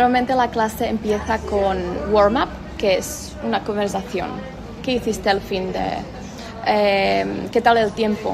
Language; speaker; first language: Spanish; non-native, fluent; Czech